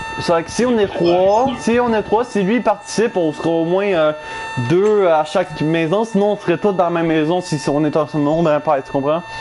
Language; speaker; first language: French; native; French